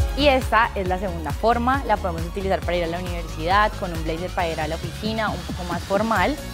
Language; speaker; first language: Spanish; native; Spanish